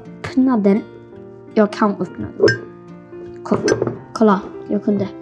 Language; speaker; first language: Swedish; non-native, fluent; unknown